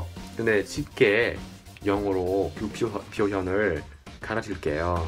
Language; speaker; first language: Korean; non-native, fluent; English